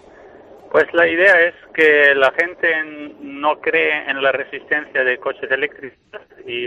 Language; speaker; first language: Spanish; non-native, fluent; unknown